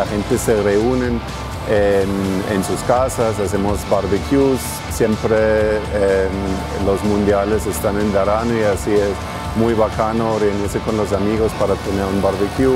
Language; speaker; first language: Spanish; non-native, fluent; German